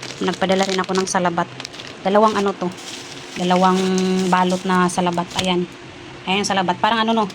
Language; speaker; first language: Filipino; non-native, local second language; Cebuano